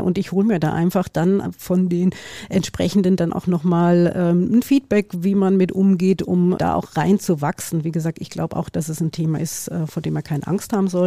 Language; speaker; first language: German; native; German